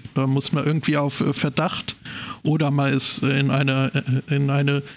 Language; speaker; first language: German; non-native, fluent; English